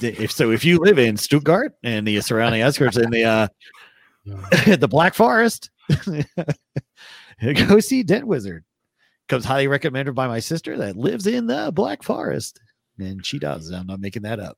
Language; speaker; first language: English; native; English